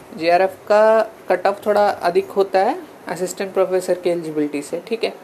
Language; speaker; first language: Hindi; non-native, local second language; Telugu